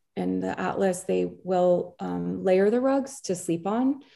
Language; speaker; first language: English; native; English